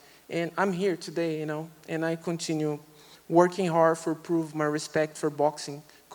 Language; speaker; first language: English; non-native, learner; Portuguese